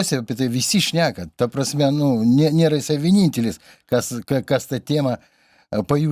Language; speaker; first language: Lithuanian; native; Lithuanian